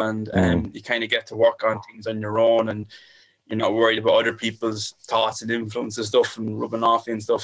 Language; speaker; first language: English; native; English